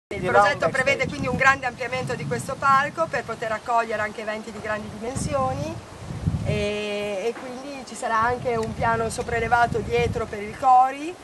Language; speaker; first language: Italian; native; Italian